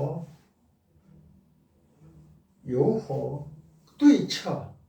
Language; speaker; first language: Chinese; non-native, learner; Korean